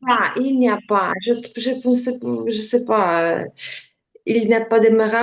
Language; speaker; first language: French; non-native, learner; Ukrainian